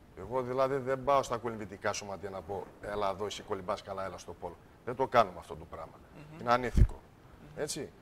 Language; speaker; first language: Greek; early bilingual, heritage; Greek